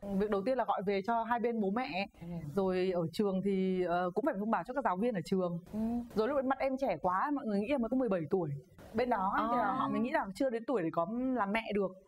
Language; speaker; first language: Vietnamese; native; Vietnamese